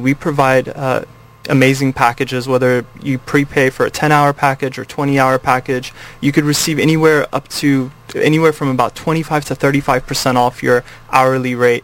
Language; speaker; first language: English; native; English